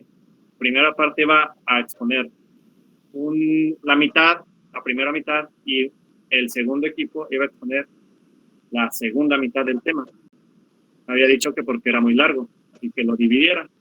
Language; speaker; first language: Spanish; native; Spanish